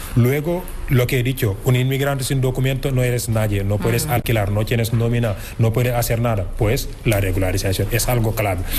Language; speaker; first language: Spanish; non-native, fluent; Wolof